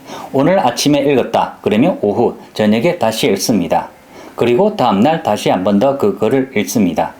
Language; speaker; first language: Korean; native; Korean